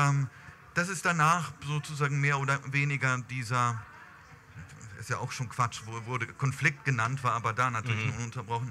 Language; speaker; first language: German; native; German